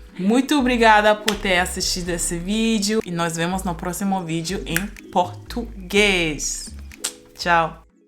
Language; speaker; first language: Portuguese; non-native, fluent; German